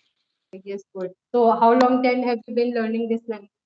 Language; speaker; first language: English; non-native, local second language; Hindi